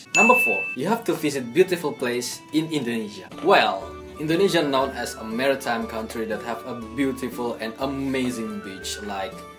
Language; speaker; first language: English; non-native, learner; Indonesian